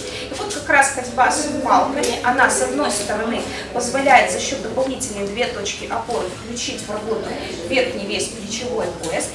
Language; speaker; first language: Russian; native; Russian